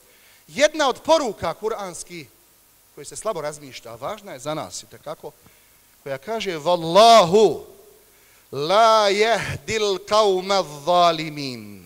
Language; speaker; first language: Serbian; native; Serbian